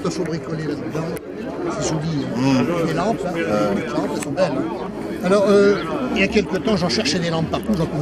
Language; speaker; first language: French; native; French